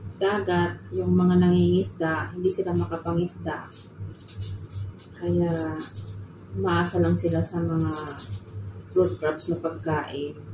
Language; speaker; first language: Filipino; non-native, local second language; Bikol